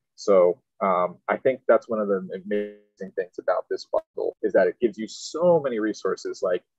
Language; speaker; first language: English; native; English